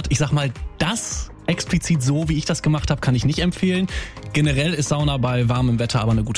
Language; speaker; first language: German; native; German